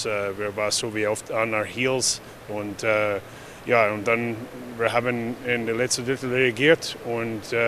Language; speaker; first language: German; non-native, fluent; English